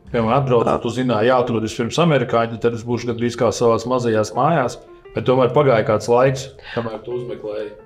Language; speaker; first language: Latvian; native; Latvian